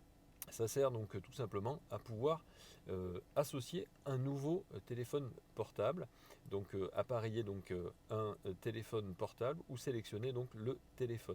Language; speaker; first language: French; native; French